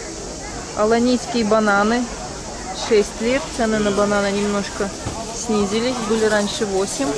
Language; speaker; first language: Russian; native; Russian